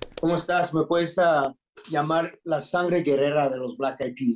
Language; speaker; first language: Spanish; early bilingual, heritage; English